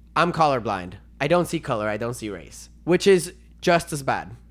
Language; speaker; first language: English; non-native, fluent; Spanish